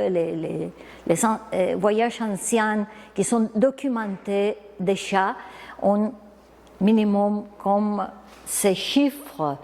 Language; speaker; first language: French; non-native, fluent; Spanish